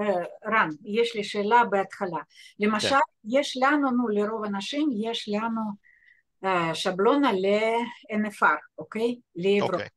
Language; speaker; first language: Hebrew; non-native, fluent; Russian